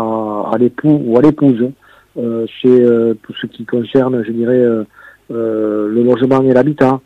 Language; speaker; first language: French; native; French